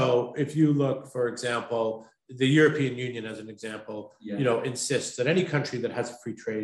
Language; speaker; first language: English; native; English